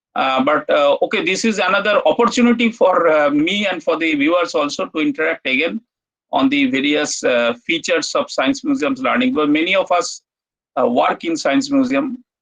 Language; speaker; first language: English; non-native, local second language; Bangla